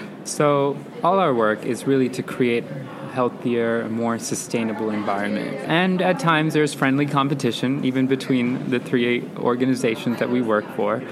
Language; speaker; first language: English; non-native, local second language; Sinhala